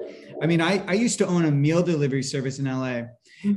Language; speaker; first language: English; native; English